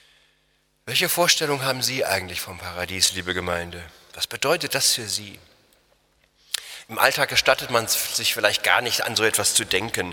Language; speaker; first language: German; native; German